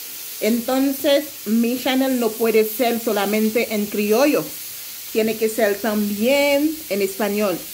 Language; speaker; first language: Spanish; non-native, local second language; Haitian Creole